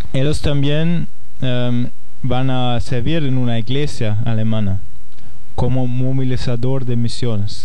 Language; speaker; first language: Spanish; non-native, fluent; German